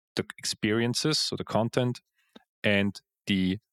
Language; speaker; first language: English; non-native, fluent; Swiss German